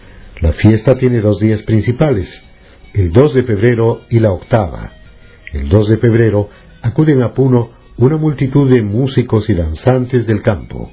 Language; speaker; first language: Spanish; native; Spanish